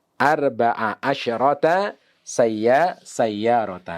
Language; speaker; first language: Arabic; non-native, fluent; Indonesian